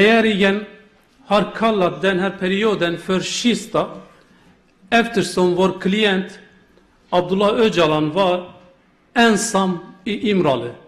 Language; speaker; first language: Swedish; non-native, learner; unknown